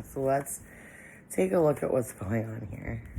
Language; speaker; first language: English; native; English